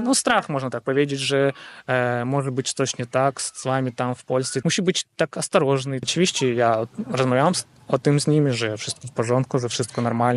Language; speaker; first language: Polish; non-native, fluent; Russian